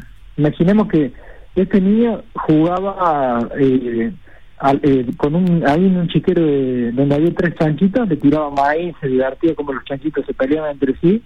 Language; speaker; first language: Spanish; native; Spanish